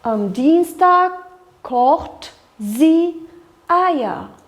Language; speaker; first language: German; non-native, fluent; Kyrgyz